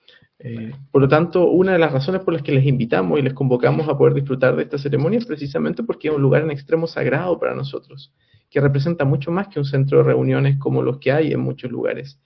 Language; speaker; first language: Spanish; native; Spanish